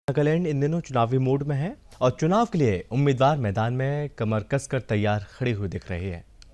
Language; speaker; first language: Hindi; native; Hindi